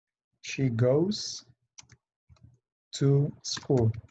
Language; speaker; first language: English; non-native, fluent; Spanish